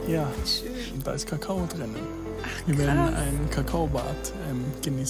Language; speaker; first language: German; native; German